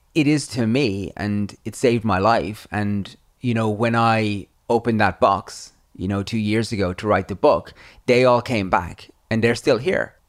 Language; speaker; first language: English; native; English